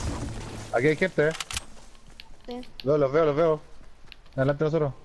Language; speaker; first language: Spanish; native; Spanish